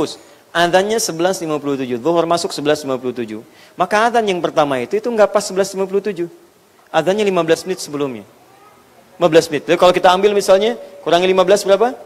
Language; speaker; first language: Indonesian; native; Indonesian